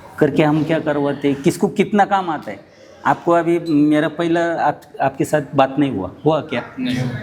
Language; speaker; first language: Hindi; non-native, local second language; Marathi